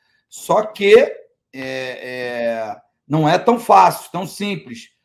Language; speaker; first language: Portuguese; native; Portuguese